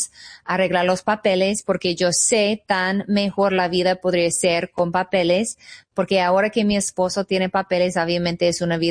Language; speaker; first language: Spanish; non-native, fluent; English